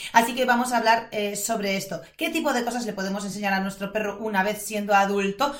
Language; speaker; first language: Spanish; non-native, fluent; Polish